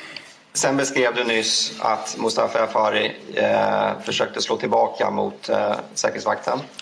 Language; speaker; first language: Swedish; native; Swedish